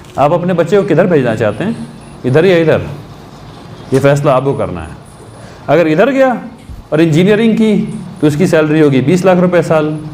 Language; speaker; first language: Urdu; native; Urdu